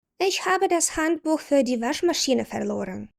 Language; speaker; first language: German; non-native, fluent; Ukrainian